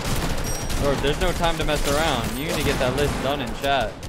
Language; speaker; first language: English; native; English